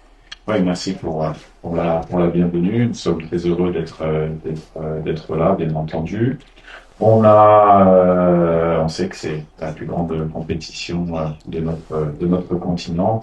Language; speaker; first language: French; non-native, fluent; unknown